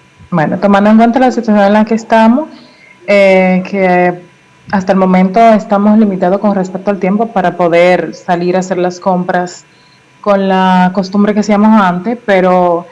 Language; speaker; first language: Spanish; native; Spanish